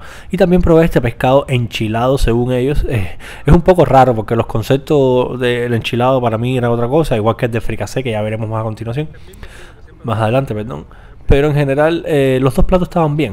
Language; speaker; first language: Spanish; native; Spanish